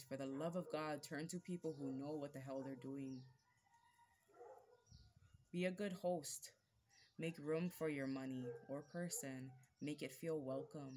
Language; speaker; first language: English; native; English